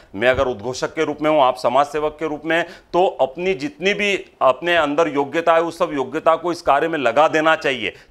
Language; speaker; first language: Hindi; native; Hindi